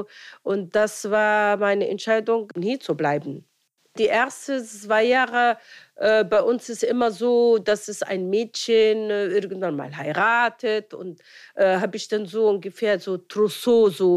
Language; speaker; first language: German; non-native, fluent; Arabic